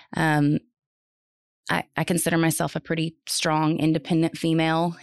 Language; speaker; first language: English; native; English